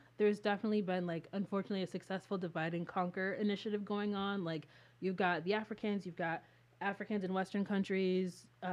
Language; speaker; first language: English; native; English